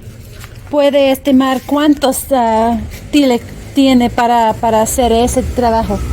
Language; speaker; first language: Spanish; non-native, learner; English